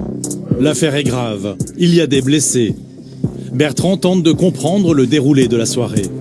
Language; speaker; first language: French; native; French